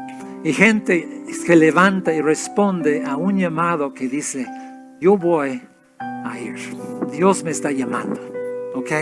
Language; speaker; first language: Spanish; non-native, fluent; English